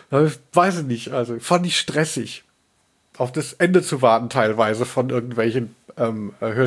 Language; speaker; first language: German; native; German